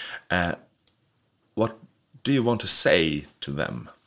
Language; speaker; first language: English; non-native, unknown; Swedish